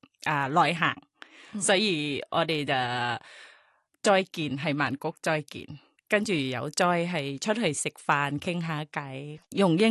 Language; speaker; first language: Cantonese; non-native, learner; Thai